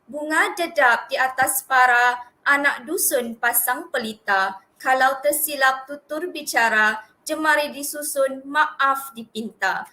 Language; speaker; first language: Malay; native; Malay